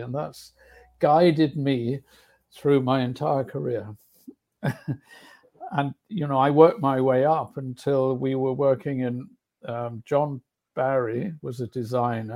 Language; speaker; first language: English; native; English